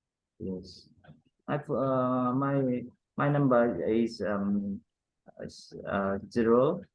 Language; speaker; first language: English; non-native, learner; Vietnamese